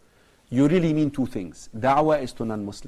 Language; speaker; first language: English; non-native, fluent; Arabic